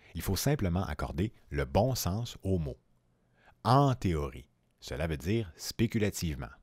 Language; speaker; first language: French; native; French